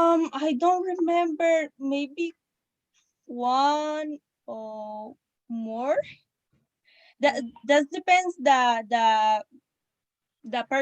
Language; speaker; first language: English; non-native, learner; Spanish